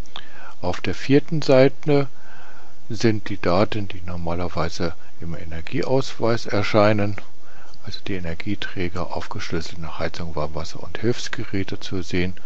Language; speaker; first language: German; native; German